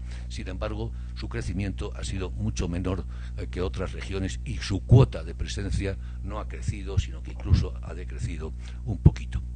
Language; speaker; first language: Spanish; native; Spanish